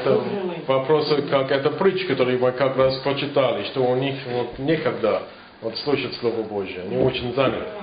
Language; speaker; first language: Russian; non-native, fluent; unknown